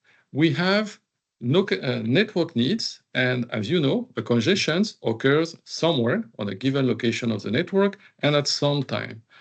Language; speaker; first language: English; non-native, fluent; French